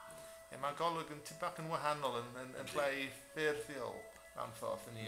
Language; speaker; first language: Welsh; non-native, fluent; English